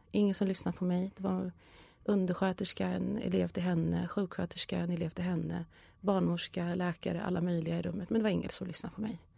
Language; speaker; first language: Swedish; early bilingual, other home language; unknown